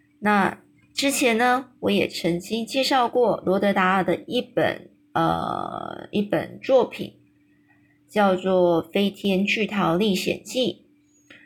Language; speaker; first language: Chinese; native; Chinese